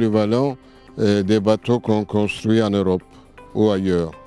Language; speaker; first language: French; non-native, fluent; Turkish